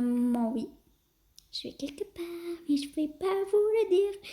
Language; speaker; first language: French; early bilingual, other home language; Portuguese